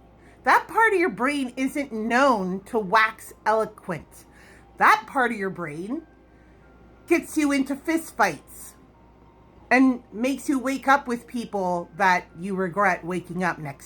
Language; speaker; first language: English; native; English